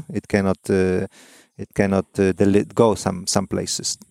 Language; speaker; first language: English; non-native, fluent; Polish